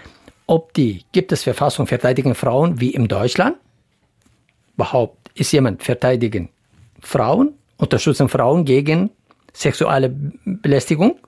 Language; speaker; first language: German; non-native, learner; Central Kurdish